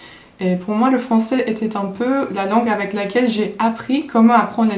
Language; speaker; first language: French; non-native, fluent; Turkish